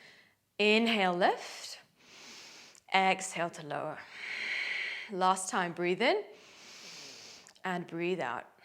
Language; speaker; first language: English; native; English